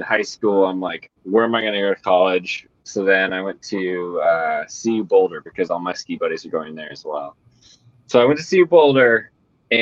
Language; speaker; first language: English; native; English